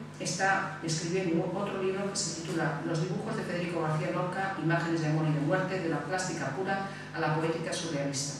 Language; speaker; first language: Spanish; native; Spanish